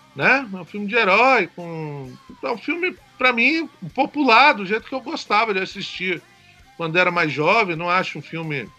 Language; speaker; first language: Portuguese; native; Portuguese